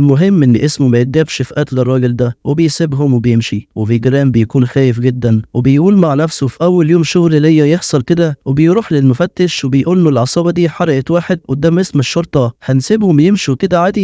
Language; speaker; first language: Arabic; native; Arabic